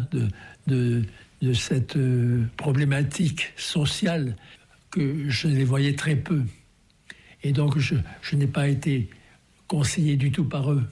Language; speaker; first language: French; native; French